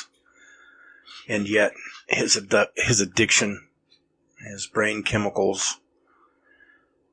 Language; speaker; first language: English; native; English